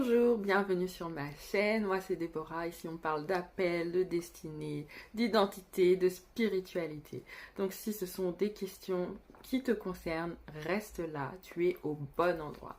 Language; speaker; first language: French; native; French